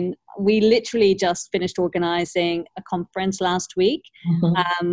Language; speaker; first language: English; native; English